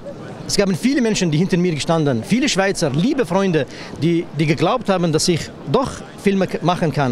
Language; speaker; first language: German; non-native, fluent; Kurdish